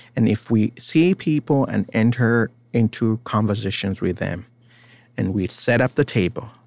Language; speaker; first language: English; non-native, local second language; Ganda